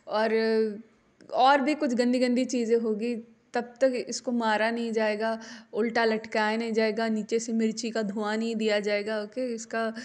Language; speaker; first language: Hindi; non-native, local second language; Marathi